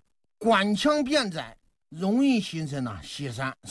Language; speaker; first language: Chinese; native; Chinese